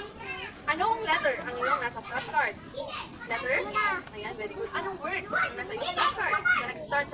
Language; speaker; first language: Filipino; native; Filipino